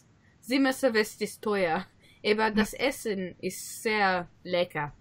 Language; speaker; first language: German; non-native, learner; English